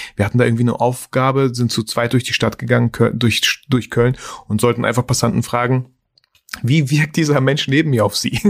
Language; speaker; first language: German; early bilingual, other home language; Russian